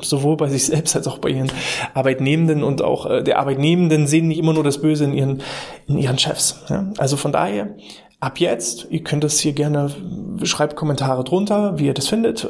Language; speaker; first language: German; native; German